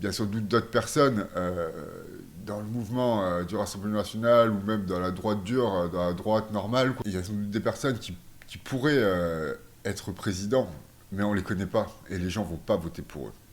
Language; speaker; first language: French; native; French